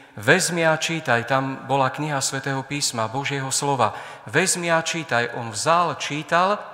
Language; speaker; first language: Slovak; native; Slovak